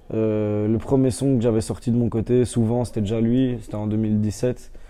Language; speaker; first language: French; native; French